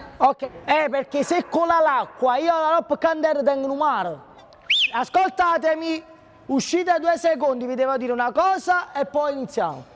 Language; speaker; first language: Italian; native; Italian